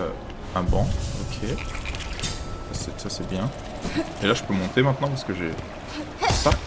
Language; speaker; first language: French; native; French